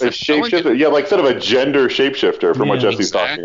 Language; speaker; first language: English; native; English